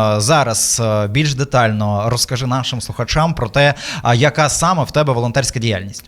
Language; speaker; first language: Ukrainian; native; Ukrainian